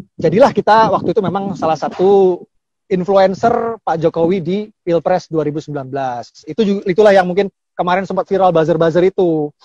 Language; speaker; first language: Indonesian; native; Indonesian